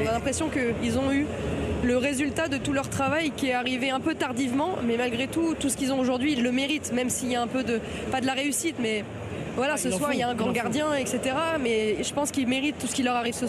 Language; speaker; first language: French; native; French